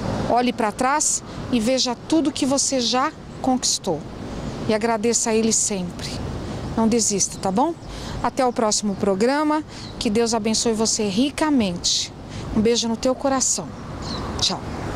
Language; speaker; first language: Portuguese; native; Portuguese